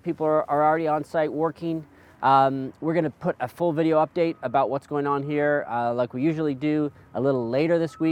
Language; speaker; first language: English; native; English